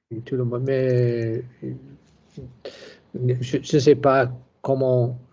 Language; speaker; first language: French; non-native, learner; English